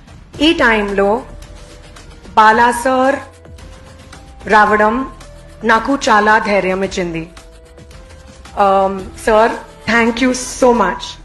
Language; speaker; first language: Telugu; non-native, local second language; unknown